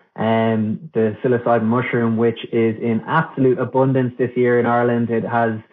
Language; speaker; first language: English; non-native, local second language; Irish